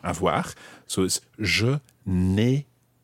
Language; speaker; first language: French; non-native, fluent; English